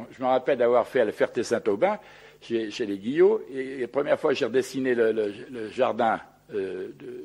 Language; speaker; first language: French; native; French